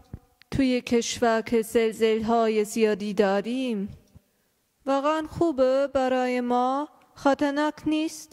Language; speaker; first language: Persian; early bilingual, heritage; German